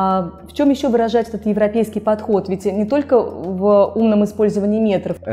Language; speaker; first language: Russian; native; Russian